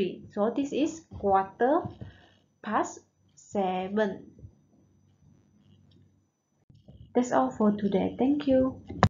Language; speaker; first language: English; non-native, local second language; Malay